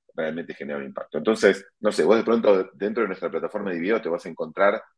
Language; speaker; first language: Spanish; native; Spanish